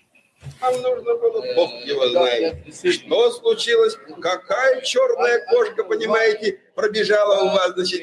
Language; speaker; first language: Russian; native; Russian